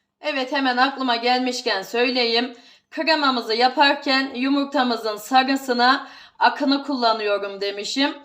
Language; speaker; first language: Turkish; native; Turkish